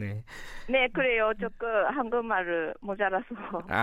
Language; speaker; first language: Korean; non-native, learner; Japanese